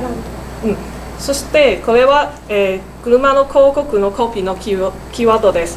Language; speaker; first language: Japanese; non-native, learner; Cantonese